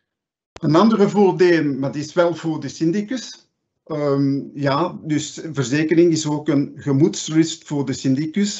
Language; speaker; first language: Dutch; non-native, local second language; French